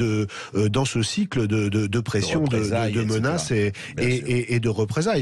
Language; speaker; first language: French; native; French